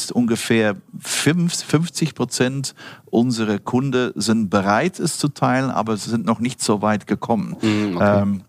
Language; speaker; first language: German; non-native, fluent; Dutch